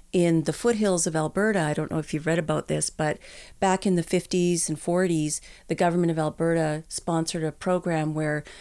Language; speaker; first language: English; native; English